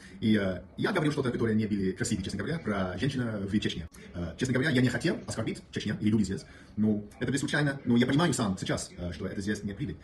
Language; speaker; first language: Russian; non-native, learner; English